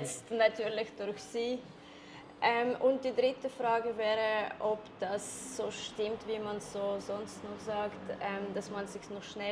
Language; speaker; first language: German; non-native, fluent; Russian